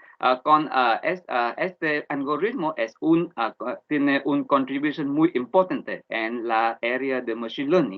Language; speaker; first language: Spanish; non-native, learner; Vietnamese